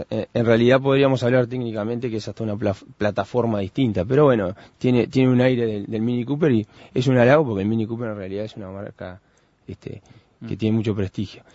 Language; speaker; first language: Spanish; native; Spanish